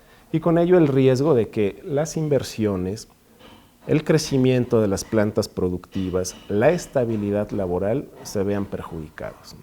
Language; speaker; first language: Spanish; native; Spanish